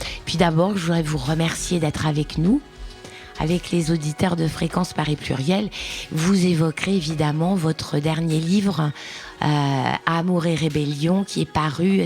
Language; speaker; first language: French; native; French